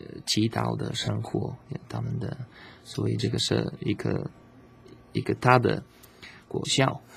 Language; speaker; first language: Chinese; non-native, learner; Slovak